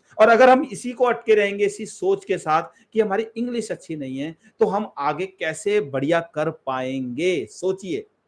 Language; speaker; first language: Hindi; native; Hindi